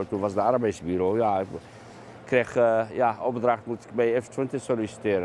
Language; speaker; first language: Dutch; non-native, fluent; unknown